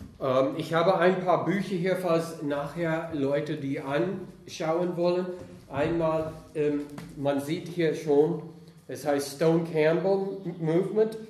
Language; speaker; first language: German; non-native, fluent; English